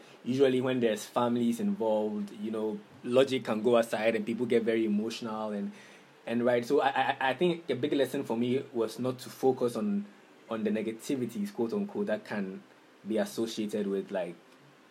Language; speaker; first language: English; non-native, local second language; Akan